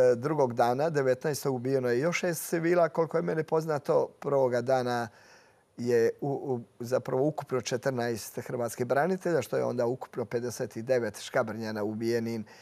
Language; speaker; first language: Croatian; native; Croatian